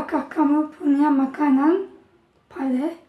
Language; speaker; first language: Indonesian; non-native, learner; Turkish